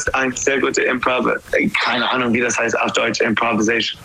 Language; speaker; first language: German; non-native, learner; English